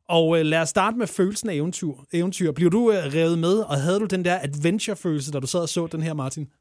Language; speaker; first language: Danish; native; Danish